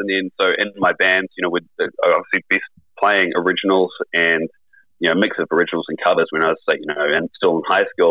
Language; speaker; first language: English; native; English